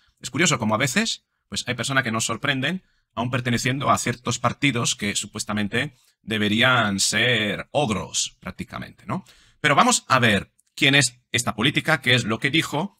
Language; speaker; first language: Spanish; native; Spanish